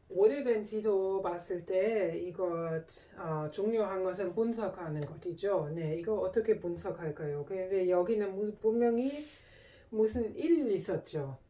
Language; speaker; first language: Korean; non-native, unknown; German